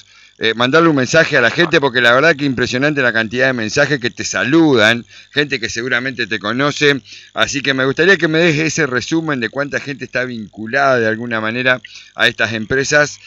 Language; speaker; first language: Spanish; native; Spanish